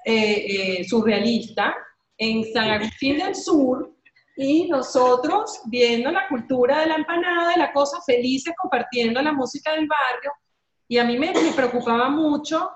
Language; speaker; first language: Spanish; native; Spanish